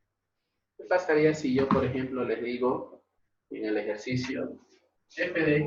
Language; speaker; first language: Spanish; native; Spanish